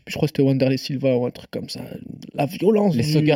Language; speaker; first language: French; native; French